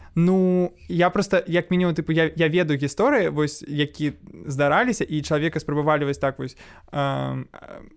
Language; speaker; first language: Belarusian; non-native, local second language; Russian